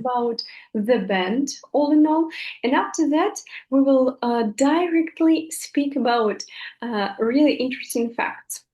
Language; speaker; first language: English; non-native, fluent; Russian